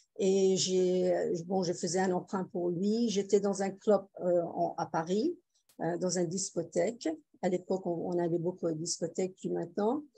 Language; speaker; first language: French; non-native, fluent; Persian